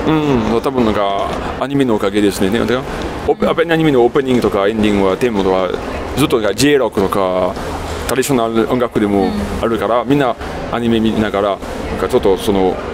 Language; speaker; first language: Japanese; non-native, fluent; French